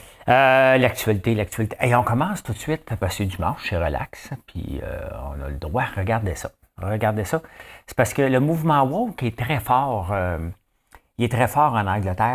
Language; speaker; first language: French; native; French